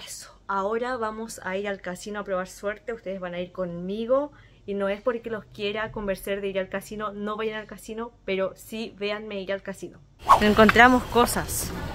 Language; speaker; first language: Spanish; native; Spanish